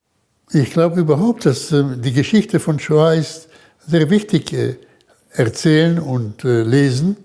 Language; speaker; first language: German; early bilingual, heritage; German